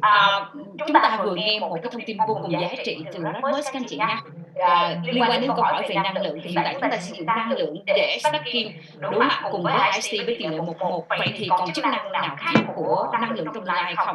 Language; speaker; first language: Vietnamese; native; Vietnamese